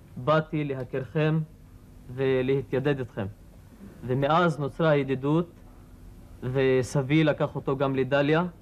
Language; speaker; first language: Hebrew; non-native, local second language; Arabic